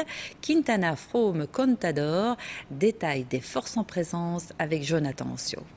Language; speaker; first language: French; native; French